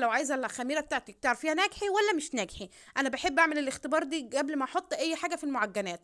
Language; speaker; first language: Arabic; native; Arabic